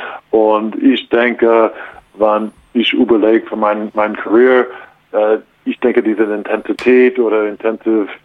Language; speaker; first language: German; non-native, learner; English